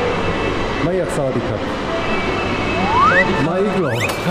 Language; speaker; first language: Thai; non-native, learner; Korean